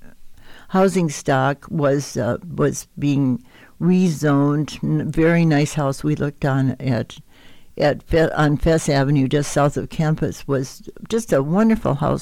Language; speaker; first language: English; native; English